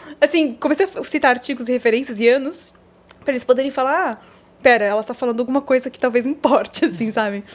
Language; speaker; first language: Portuguese; early bilingual, heritage; Portuguese